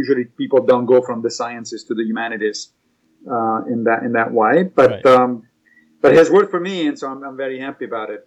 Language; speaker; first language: English; non-native, fluent; Italian